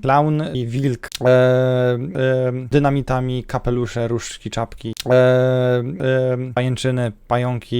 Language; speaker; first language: Polish; native; Polish